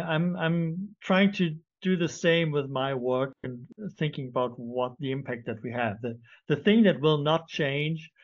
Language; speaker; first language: English; non-native, fluent; German